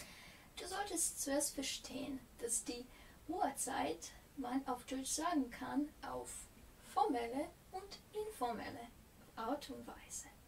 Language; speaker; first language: German; non-native, fluent; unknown